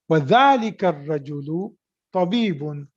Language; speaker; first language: Arabic; non-native, fluent; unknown